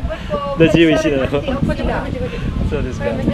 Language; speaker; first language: Japanese; non-native, learner; Indonesian